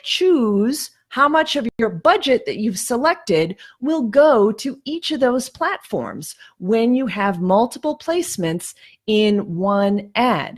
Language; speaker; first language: English; native; English